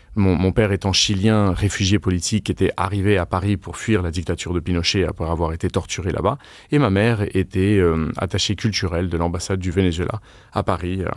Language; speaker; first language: French; non-native, fluent; Spanish